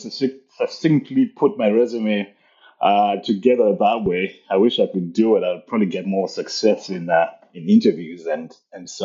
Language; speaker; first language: English; non-native, local second language; Shona